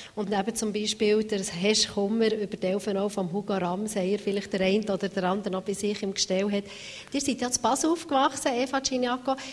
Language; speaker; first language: German; native; German